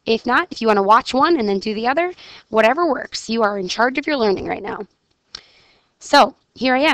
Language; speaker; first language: English; native; English